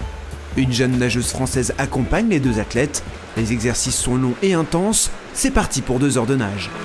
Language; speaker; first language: French; native; French